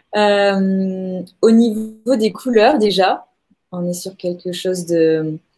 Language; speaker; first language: French; native; French